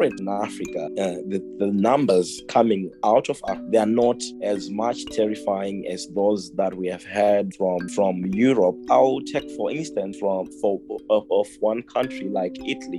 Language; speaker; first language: English; non-native, local second language; Shona